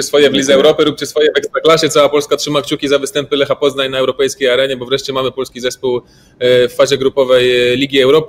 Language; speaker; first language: Polish; native; Polish